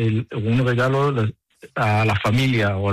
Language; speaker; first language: Spanish; non-native, fluent; Hebrew